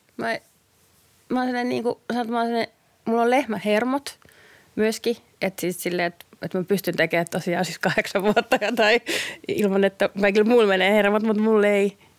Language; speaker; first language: Finnish; native; Finnish